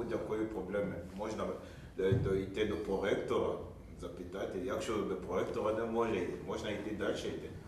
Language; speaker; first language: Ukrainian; non-native, learner; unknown